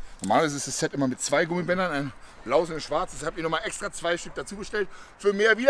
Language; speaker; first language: German; native; German